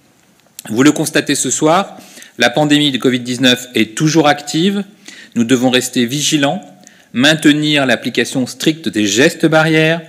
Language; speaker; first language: French; native; French